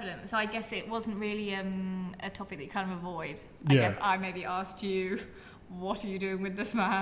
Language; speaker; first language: English; native; English